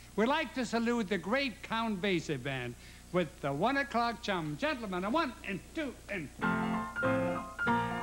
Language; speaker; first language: English; native; English